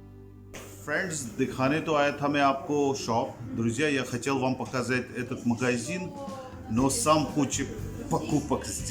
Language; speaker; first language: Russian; non-native, fluent; Hindi